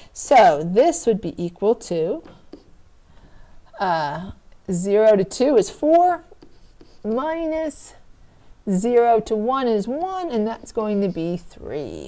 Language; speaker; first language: English; native; English